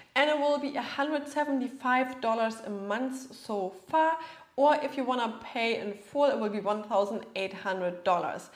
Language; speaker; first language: English; non-native, fluent; German